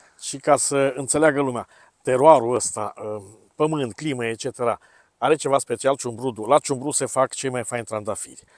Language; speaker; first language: Romanian; native; Romanian